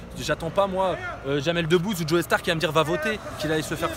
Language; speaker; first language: French; early bilingual, other home language; Arabic